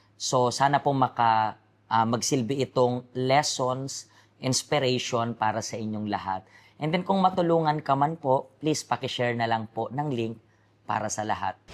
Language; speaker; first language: Filipino; native; Filipino